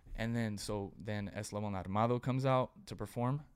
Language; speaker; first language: English; native; English